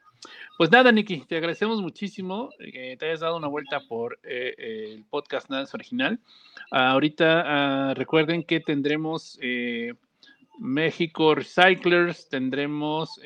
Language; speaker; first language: Spanish; native; Spanish